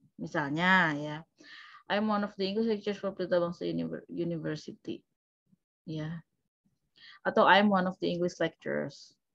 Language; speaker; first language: English; non-native, fluent; Indonesian